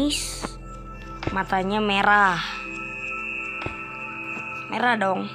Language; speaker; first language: Indonesian; native; Indonesian